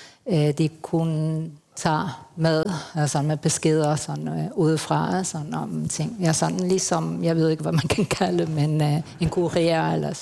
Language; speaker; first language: Danish; non-native, fluent; Spanish